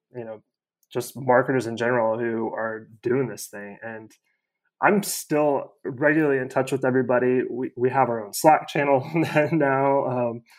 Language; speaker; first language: English; native; English